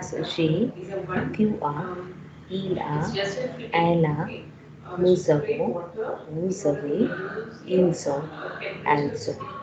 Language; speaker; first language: French; non-native, learner; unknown